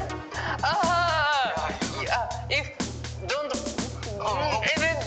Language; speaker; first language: English; non-native, learner; Japanese